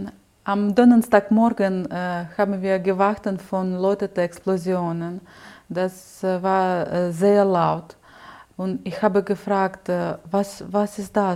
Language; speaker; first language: German; non-native, learner; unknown